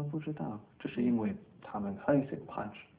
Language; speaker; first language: Chinese; non-native, learner; English